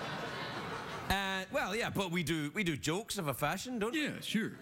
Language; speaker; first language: English; native; English